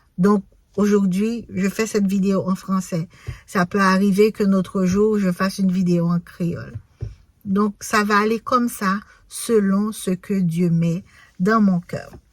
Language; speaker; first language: French; non-native, local second language; Haitian Creole